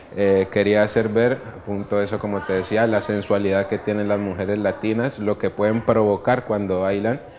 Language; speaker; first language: Spanish; early bilingual, other home language; Italian